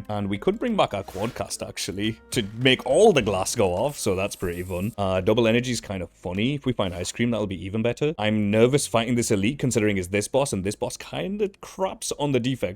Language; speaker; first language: English; native; English